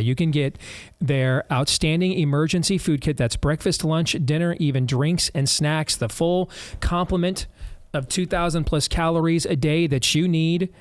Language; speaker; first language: English; native; English